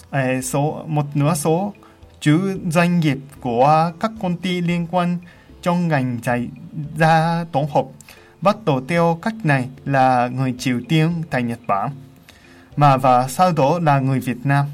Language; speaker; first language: Vietnamese; non-native, fluent; Japanese